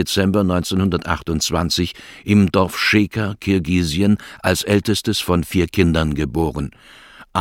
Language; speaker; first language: German; native; German